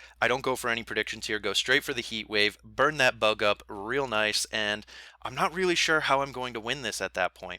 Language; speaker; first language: English; native; English